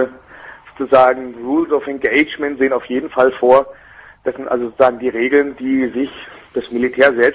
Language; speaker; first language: German; native; German